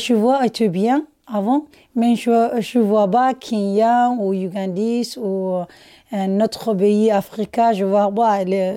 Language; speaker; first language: French; non-native, learner; Somali